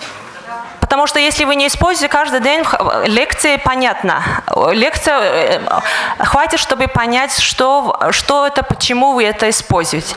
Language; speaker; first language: Russian; non-native, fluent; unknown